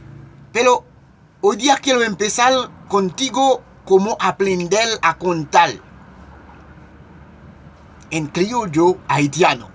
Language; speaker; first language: Spanish; non-native, local second language; Haitian Creole